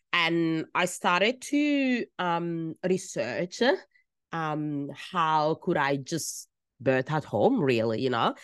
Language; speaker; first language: English; non-native, fluent; Italian